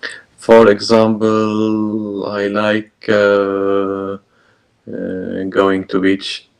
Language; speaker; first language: English; non-native, learner; Arabic